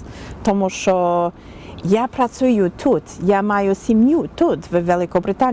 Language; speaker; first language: Ukrainian; non-native, learner; English